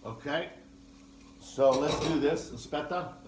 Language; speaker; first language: English; native; English